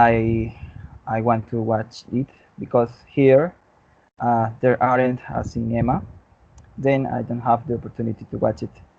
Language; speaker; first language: English; non-native, learner; Spanish